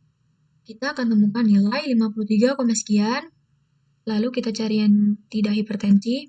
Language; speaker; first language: Indonesian; native; Indonesian